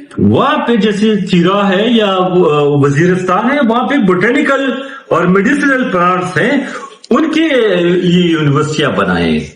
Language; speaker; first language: Urdu; non-native, local second language; Pashto